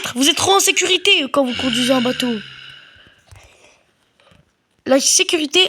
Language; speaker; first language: French; native; French